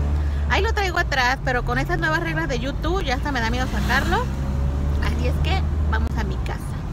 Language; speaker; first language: Spanish; native; Spanish